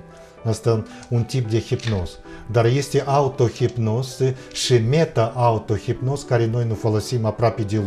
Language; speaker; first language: Romanian; non-native, fluent; Russian